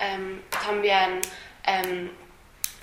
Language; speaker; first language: Spanish; non-native, learner; English